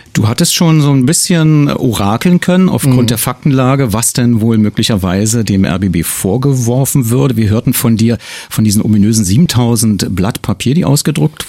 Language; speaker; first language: German; native; German